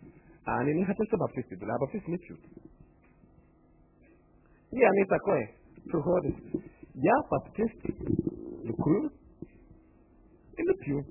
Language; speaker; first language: Russian; non-native, fluent; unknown